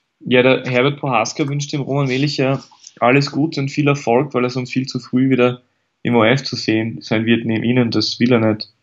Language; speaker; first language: German; native; German